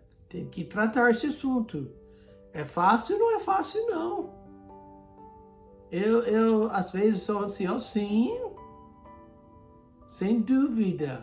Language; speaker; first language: Portuguese; non-native, fluent; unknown